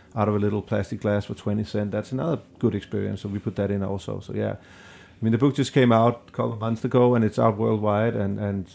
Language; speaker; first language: English; non-native, fluent; Danish